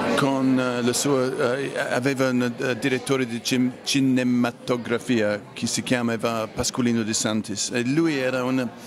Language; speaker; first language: Italian; non-native, fluent; English